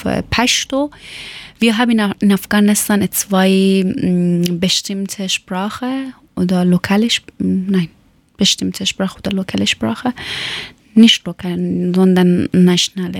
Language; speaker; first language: German; non-native, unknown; Persian